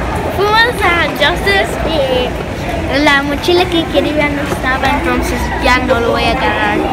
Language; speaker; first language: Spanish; early bilingual, heritage; Spanish